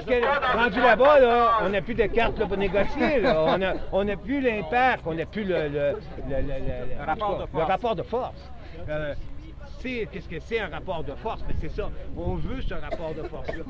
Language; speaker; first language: French; native; French